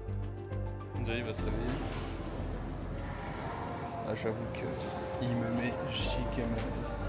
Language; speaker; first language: French; native; French